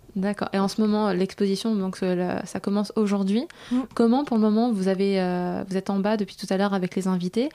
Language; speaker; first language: French; native; French